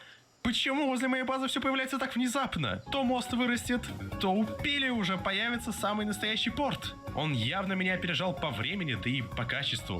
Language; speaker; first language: Russian; native; Russian